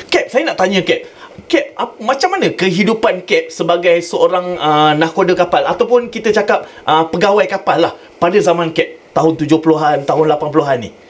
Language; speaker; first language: Malay; native; Malay